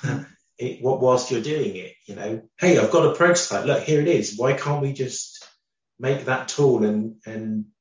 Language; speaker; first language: English; native; English